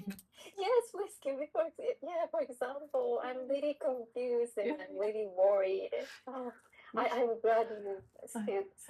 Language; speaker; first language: English; non-native, learner; Japanese